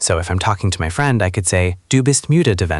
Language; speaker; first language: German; non-native, learner; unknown